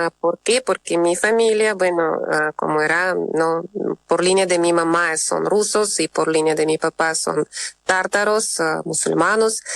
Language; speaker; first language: Spanish; non-native, fluent; Russian